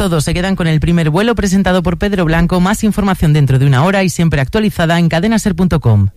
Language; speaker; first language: Spanish; native; Spanish